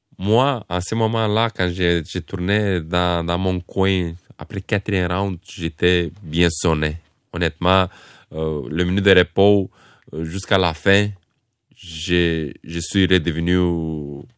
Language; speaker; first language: French; non-native, fluent; Romanian